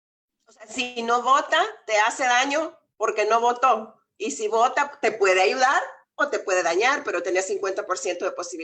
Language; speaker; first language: Spanish; native; Spanish